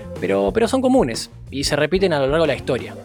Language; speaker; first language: Spanish; native; Spanish